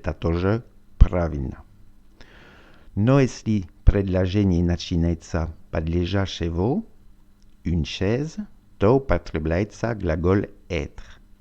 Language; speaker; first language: Russian; non-native, learner; French